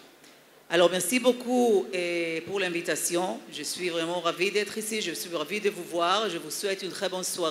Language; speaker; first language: French; non-native, fluent; Hebrew